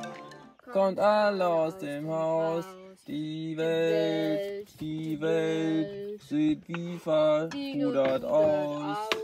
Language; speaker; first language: German; native; German